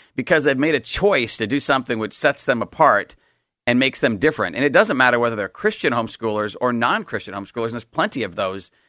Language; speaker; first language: English; native; English